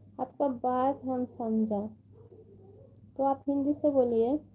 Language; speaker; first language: Hindi; non-native, learner; Bangla